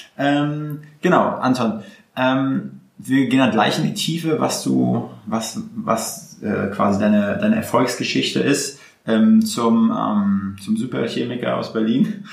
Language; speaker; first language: German; native; German